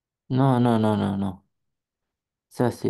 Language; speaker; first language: French; non-native, learner; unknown